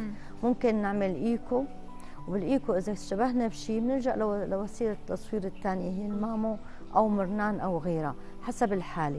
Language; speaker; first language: Arabic; native; Arabic